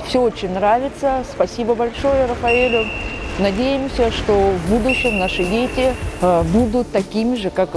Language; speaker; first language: Russian; native; Russian